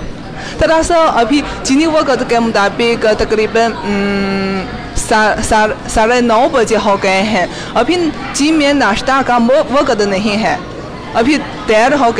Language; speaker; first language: Hindi; non-native, fluent; Chinese